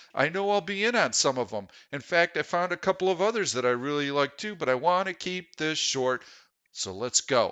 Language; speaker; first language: English; native; English